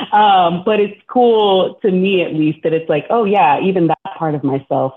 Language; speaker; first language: English; native; English